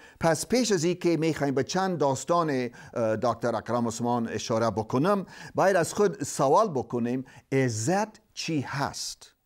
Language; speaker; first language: Persian; non-native, fluent; English